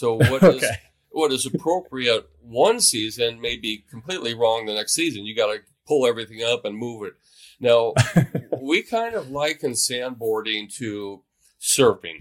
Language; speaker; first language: English; native; English